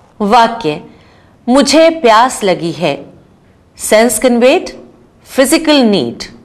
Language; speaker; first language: Hindi; native; Hindi